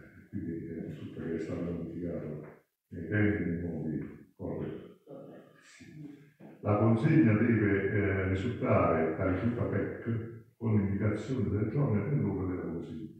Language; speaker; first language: Italian; native; Italian